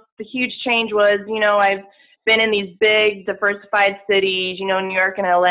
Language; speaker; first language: English; native; English